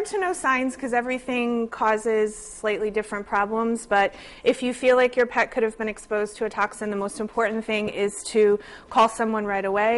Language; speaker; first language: English; native; English